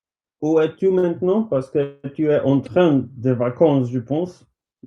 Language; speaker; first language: French; non-native, learner; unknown